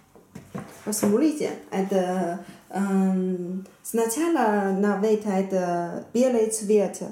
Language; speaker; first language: Russian; non-native, learner; Chinese